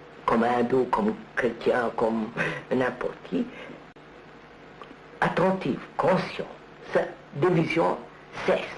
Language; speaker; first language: French; non-native, learner; Telugu